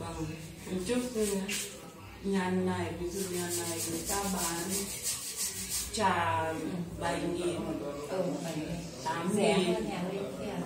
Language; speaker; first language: Vietnamese; non-native, learner; Portuguese